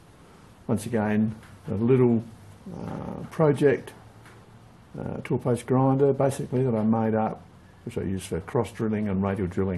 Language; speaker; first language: English; native; English